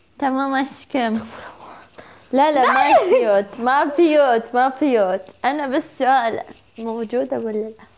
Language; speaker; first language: Arabic; non-native, learner; Turkish